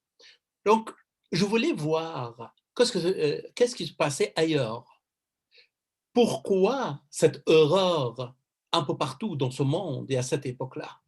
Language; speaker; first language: French; non-native, fluent; Persian